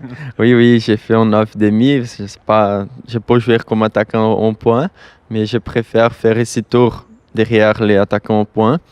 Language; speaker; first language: French; non-native, learner; Portuguese